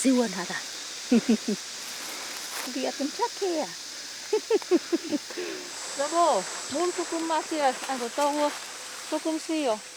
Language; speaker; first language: Korean; non-native, learner; Vietnamese